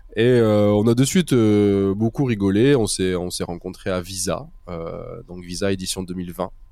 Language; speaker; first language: French; native; French